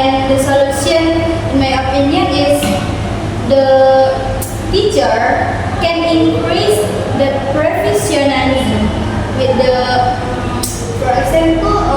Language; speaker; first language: English; non-native, learner; Indonesian